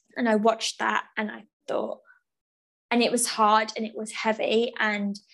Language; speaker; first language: English; native; English